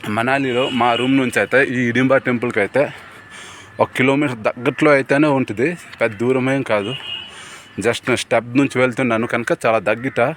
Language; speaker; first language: Telugu; non-native, local second language; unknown